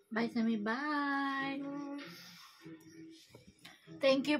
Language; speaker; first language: Filipino; non-native, local second language; Cebuano